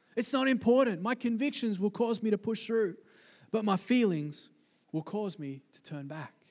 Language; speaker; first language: English; native; English